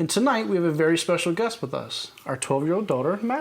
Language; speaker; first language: English; native; English